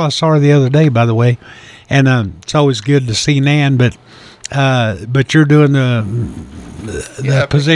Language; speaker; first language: English; native; English